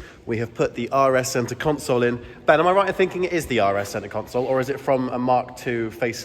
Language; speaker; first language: English; native; English